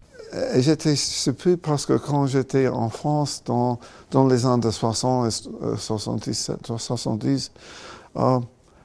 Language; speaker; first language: French; non-native, learner; English